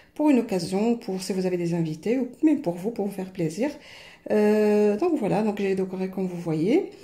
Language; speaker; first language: French; non-native, local second language; Arabic